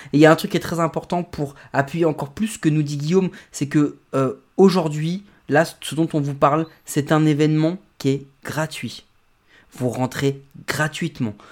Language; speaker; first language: French; native; French